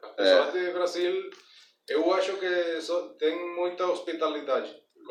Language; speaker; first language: Portuguese; non-native, learner; Spanish